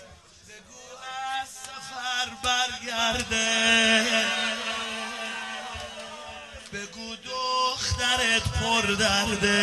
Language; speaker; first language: Persian; native; Persian